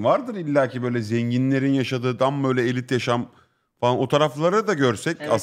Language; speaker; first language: Turkish; native; Turkish